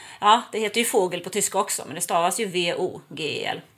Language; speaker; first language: Swedish; native; Swedish